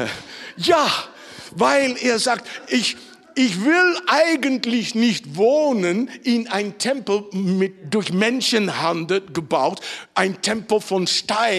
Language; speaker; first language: German; non-native, fluent; Dutch